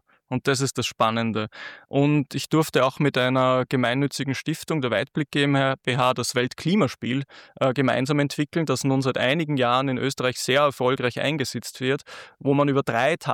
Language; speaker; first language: German; native; German